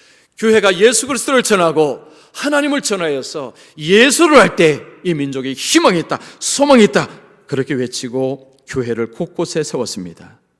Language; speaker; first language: Korean; native; Korean